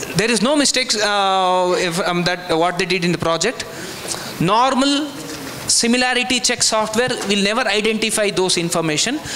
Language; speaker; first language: English; non-native, local second language; Kannada